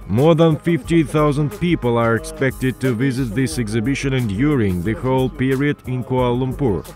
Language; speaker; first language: English; non-native, fluent; Kazakh